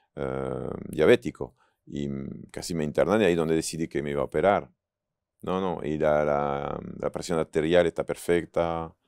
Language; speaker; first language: Spanish; non-native, fluent; French